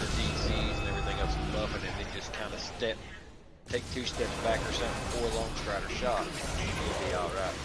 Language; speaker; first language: English; native; English